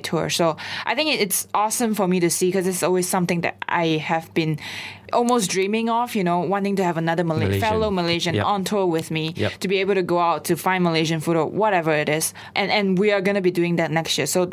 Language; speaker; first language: English; non-native, local second language; Chinese